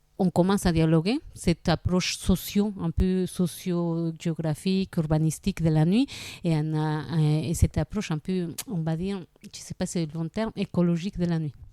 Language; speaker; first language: French; non-native, fluent; Spanish